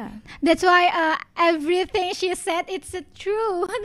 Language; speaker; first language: English; non-native, learner; Indonesian